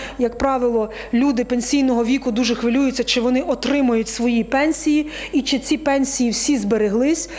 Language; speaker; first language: Ukrainian; native; Ukrainian